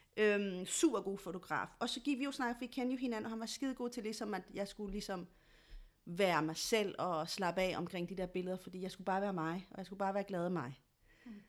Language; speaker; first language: Danish; early bilingual, other home language; Spanish